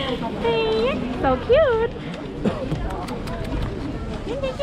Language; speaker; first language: English; non-native, learner; Khmer